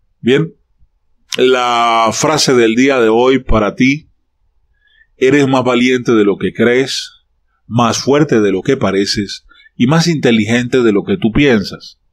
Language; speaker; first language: Spanish; native; Spanish